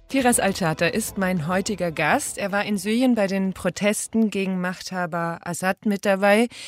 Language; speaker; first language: German; native; German